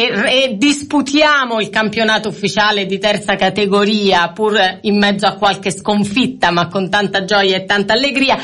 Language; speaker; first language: Italian; native; Italian